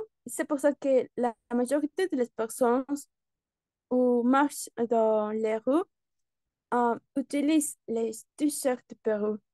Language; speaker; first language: French; non-native, learner; Spanish